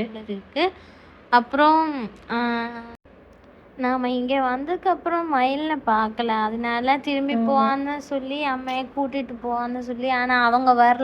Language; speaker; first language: Tamil; non-native, learner; Malayalam